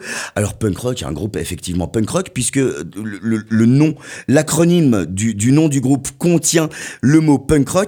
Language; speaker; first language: French; native; French